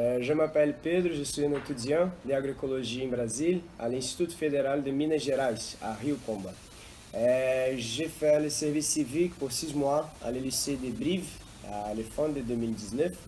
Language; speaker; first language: French; non-native, learner; Portuguese